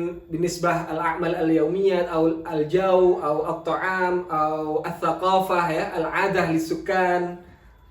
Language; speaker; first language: Arabic; non-native, learner; Indonesian